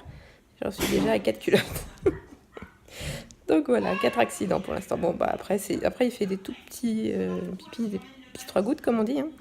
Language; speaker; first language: French; native; French